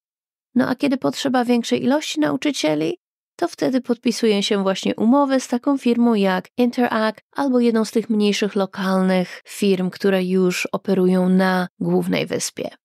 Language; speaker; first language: Polish; native; Polish